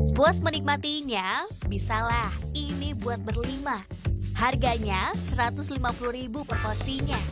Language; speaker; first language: Indonesian; native; Indonesian